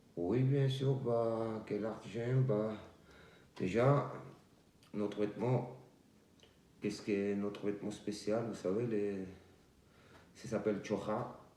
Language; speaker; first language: French; non-native, learner; Georgian